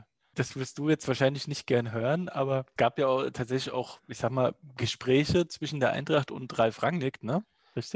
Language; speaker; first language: German; native; German